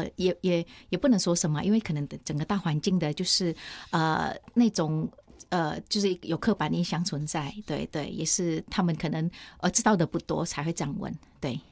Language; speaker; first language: Chinese; early bilingual, heritage; Chinese